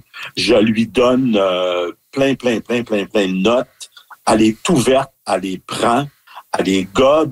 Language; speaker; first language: French; native; French